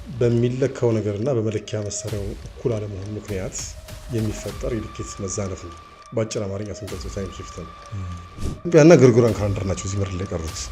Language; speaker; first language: Amharic; native; Amharic